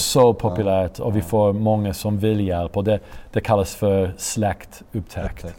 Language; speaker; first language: Swedish; non-native, fluent; English